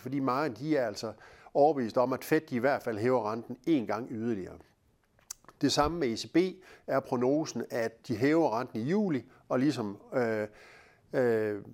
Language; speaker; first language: Danish; native; Danish